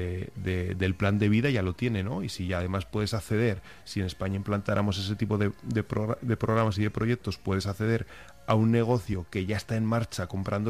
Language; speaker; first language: Spanish; native; Spanish